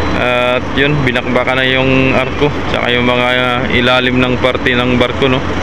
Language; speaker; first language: Filipino; non-native, local second language; Cebuano